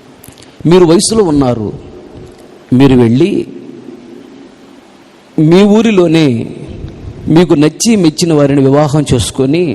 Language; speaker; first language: Telugu; native; Telugu